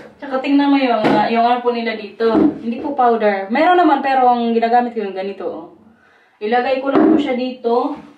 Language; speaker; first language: Filipino; non-native, local second language; Waray